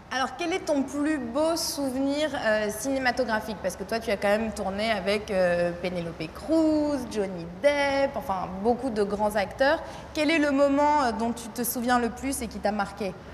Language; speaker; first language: French; native; French